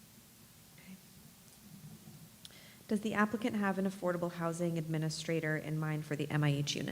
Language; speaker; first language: English; native; English